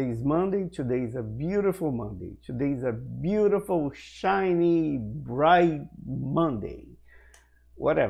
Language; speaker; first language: English; non-native, fluent; Portuguese